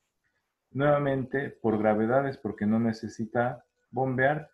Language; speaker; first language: Spanish; native; Spanish